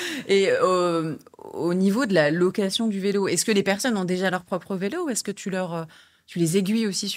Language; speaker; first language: French; native; French